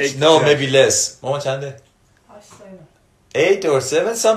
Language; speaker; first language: English; non-native, learner; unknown